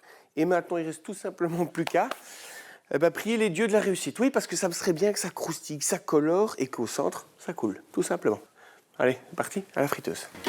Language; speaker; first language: French; native; French